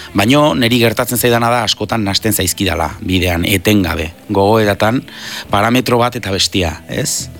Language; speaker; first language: Basque; native; Basque